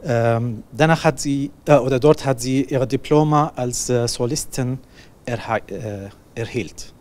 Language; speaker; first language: German; non-native, learner; Arabic